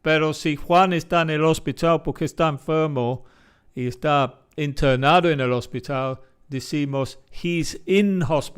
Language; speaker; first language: Spanish; non-native, fluent; English